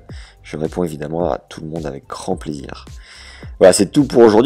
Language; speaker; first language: French; native; French